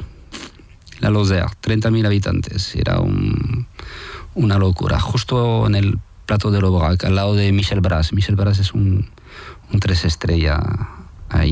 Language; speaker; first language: Spanish; non-native, fluent; French